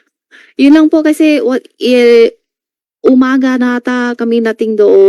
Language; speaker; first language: Filipino; non-native, learner; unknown